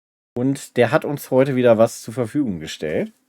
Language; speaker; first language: German; native; German